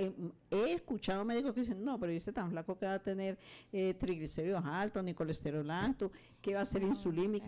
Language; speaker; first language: Spanish; native; Spanish